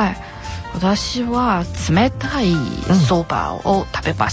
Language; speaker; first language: Japanese; non-native, learner; Chinese